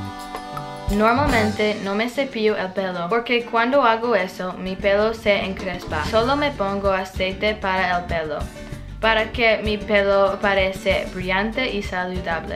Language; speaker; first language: Spanish; non-native, learner; English